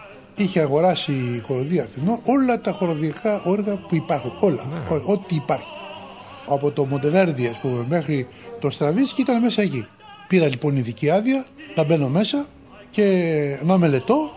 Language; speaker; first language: Greek; native; Greek